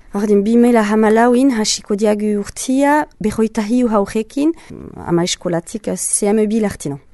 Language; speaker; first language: Basque; native; Basque